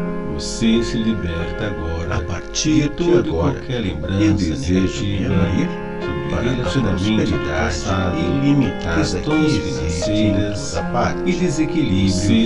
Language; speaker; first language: Portuguese; native; Portuguese